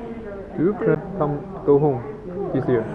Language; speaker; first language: English; non-native, learner; Chinese